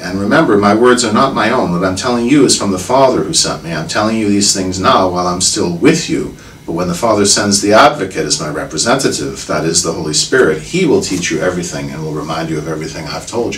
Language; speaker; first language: English; native; English